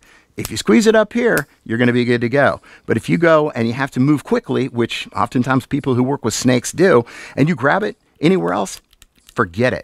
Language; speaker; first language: English; native; English